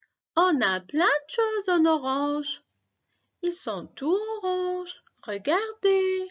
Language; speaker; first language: French; non-native, local second language; Arabic